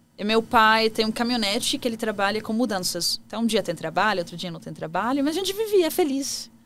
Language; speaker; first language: Portuguese; non-native, fluent; Arabic